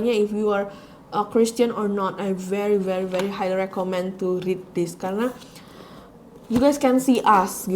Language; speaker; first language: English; non-native, learner; Indonesian